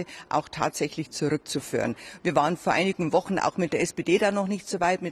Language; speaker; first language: German; native; German